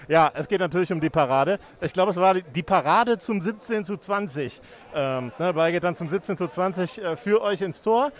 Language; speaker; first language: German; native; German